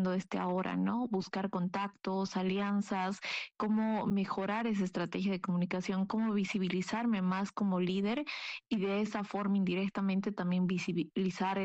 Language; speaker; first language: Spanish; non-native, local second language; Aymara